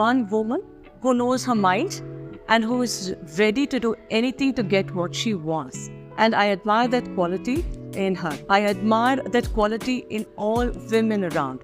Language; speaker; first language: English; non-native, local second language; Kannada